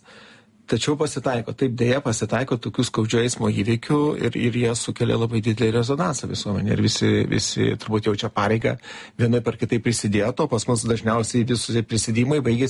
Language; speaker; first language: Lithuanian; native; Lithuanian